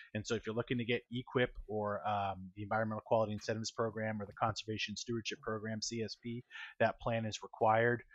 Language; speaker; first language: English; native; English